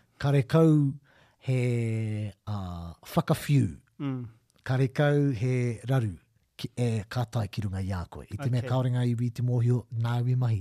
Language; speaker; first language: Māori; non-native, local second language; English